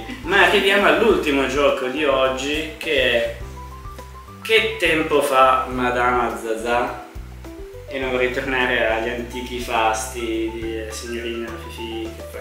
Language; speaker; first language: Italian; native; Italian